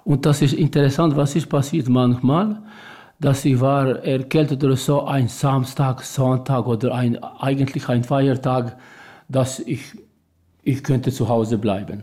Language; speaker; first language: German; non-native, learner; Albanian